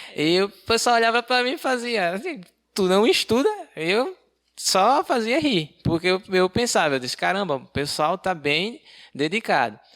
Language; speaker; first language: Portuguese; native; Portuguese